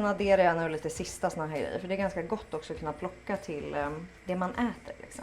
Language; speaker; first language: Swedish; native; Swedish